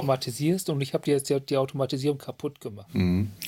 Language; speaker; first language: German; native; German